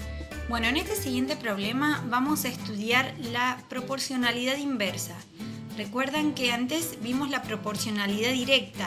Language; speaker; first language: Spanish; native; Spanish